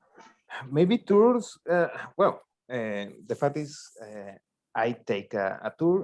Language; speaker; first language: English; non-native, learner; Spanish